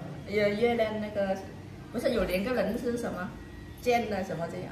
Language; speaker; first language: Chinese; non-native, learner; Vietnamese